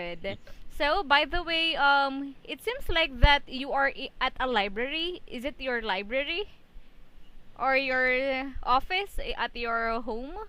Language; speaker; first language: English; non-native, fluent; Filipino